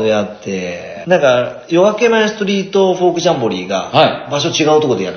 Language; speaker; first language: Japanese; native; Japanese